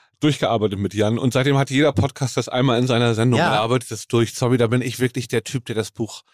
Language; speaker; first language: German; native; German